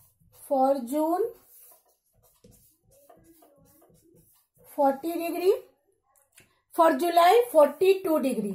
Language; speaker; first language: English; non-native, local second language; Hindi